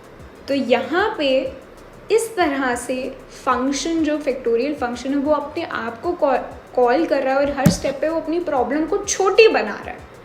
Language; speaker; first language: Hindi; native; Hindi